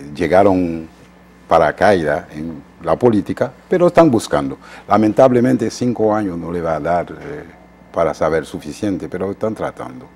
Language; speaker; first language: Spanish; non-native, fluent; Haitian Creole